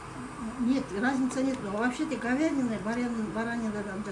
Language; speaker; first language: Russian; non-native, local second language; Kazakh